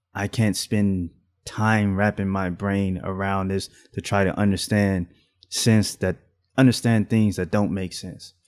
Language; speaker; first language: English; native; English